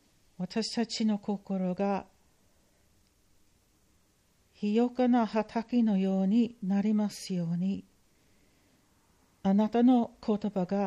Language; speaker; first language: Japanese; non-native, fluent; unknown